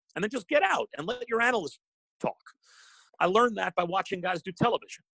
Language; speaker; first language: English; native; English